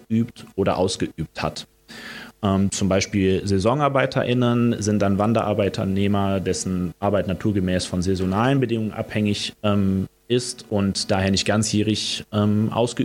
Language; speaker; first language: German; early bilingual, other home language; Romanian